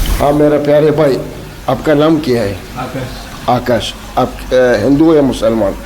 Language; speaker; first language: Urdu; non-native, learner; Arabic